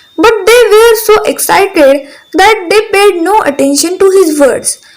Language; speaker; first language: English; non-native, local second language; Marathi